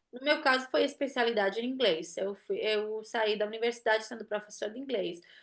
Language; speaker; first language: Portuguese; non-native, fluent; Italian